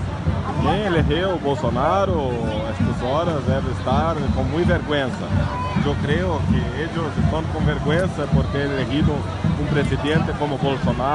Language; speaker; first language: Portuguese; non-native, learner; Spanish